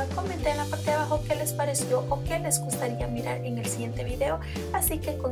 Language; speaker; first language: Spanish; native; Spanish